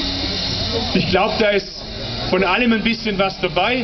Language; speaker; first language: German; early bilingual, other home language; Turkish